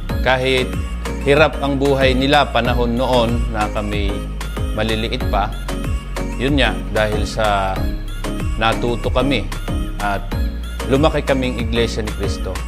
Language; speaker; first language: Filipino; native; Filipino